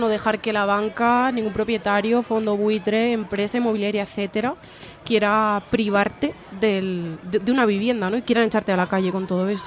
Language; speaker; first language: Spanish; native; Spanish